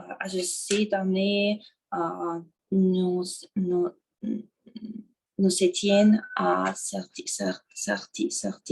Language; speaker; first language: French; non-native, learner; Russian